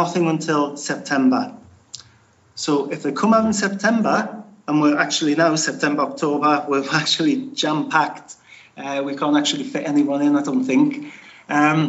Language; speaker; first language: English; native; English